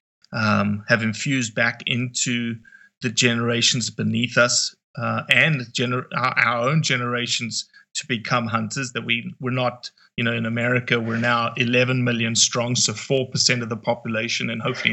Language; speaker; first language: English; native; English